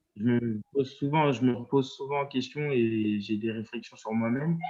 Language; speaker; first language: French; native; French